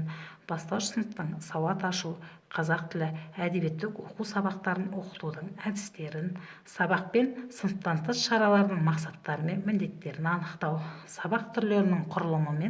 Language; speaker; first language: Kazakh; native; Kazakh